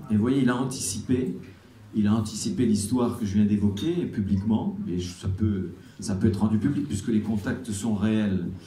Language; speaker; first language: French; native; French